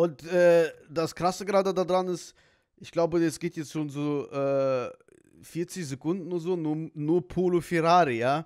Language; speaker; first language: German; native; German